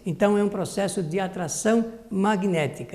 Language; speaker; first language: Portuguese; native; Portuguese